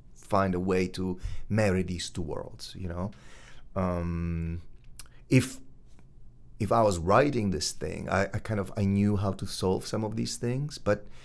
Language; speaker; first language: English; non-native, fluent; Polish